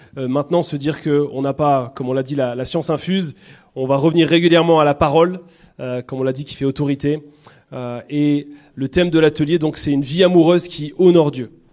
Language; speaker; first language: French; native; French